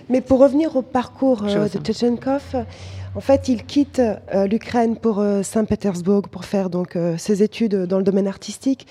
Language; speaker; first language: French; native; French